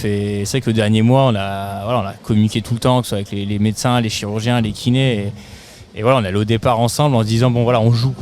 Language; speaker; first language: French; native; French